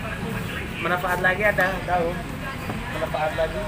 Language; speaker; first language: Indonesian; non-native, fluent; Somali